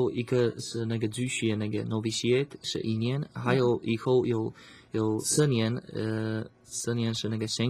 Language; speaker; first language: Chinese; non-native, learner; Slovak